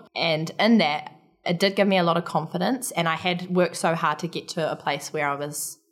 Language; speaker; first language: English; native; English